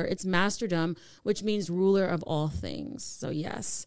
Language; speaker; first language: English; native; English